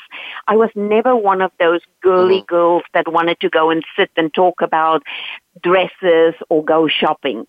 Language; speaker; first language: English; non-native, local second language; Dutch